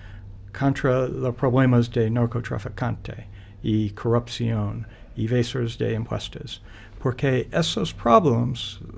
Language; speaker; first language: Spanish; non-native, learner; English